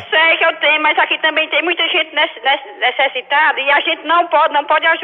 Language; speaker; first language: Portuguese; native; Portuguese